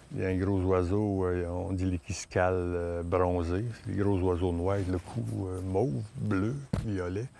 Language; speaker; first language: French; native; French